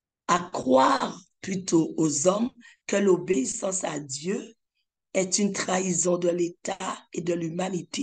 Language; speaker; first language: French; native; French